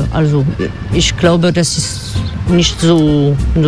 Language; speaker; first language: German; non-native, fluent; French